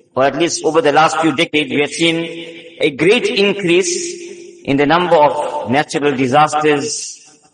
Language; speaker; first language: English; native; English